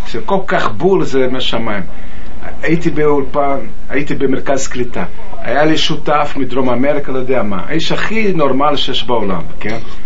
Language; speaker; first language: Hebrew; non-native, fluent; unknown